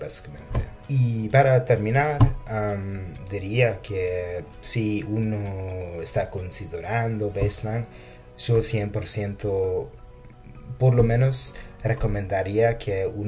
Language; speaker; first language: Spanish; non-native, fluent; English